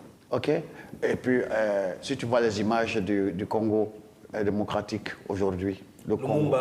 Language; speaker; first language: French; non-native, local second language; Dyula